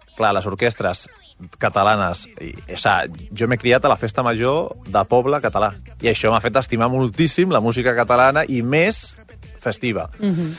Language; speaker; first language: Catalan; non-native, local second language; Spanish